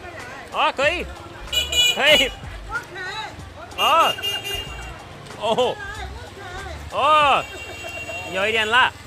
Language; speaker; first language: Chinese; non-native, learner; English